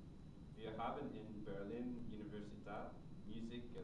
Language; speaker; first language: German; non-native, learner; English